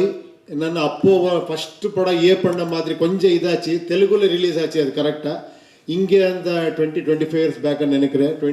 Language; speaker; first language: Tamil; non-native, fluent; Kannada